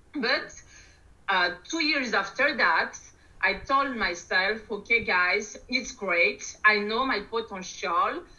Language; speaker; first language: English; non-native, learner; Malagasy